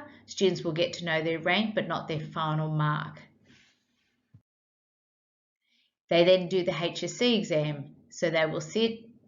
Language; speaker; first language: English; native; English